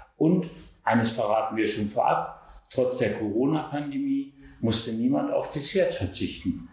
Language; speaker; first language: German; native; German